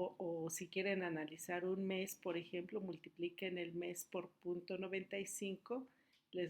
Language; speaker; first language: Spanish; native; Spanish